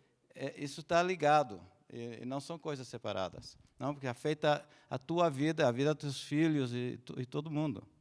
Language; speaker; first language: Portuguese; non-native, fluent; Spanish